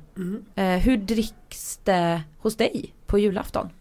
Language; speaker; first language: Swedish; early bilingual, other home language; Polish